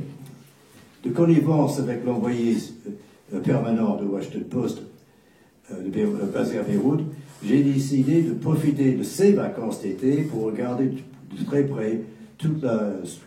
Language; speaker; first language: French; non-native, fluent; English